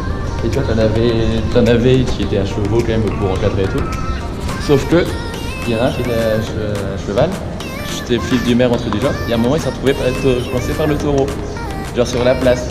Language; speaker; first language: French; native; French